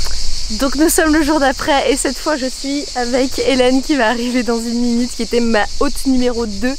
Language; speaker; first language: French; native; French